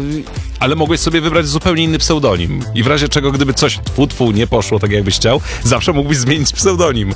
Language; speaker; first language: Polish; native; Polish